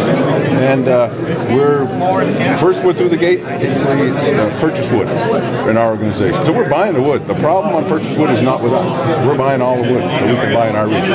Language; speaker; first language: English; native; English